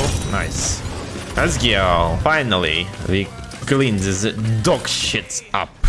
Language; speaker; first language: English; non-native, learner; Russian